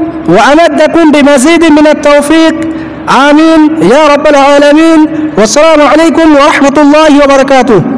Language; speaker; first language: Arabic; non-native, fluent; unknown